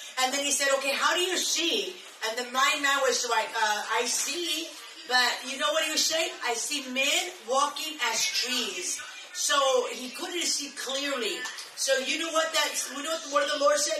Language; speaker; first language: English; native; English